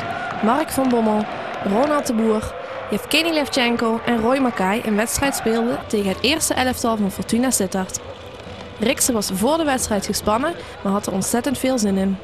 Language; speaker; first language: Dutch; native; Dutch